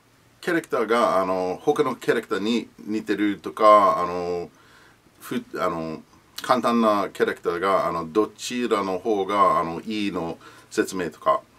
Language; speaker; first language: Japanese; non-native, learner; English